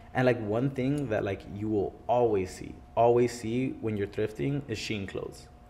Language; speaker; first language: English; early bilingual, other home language; Spanish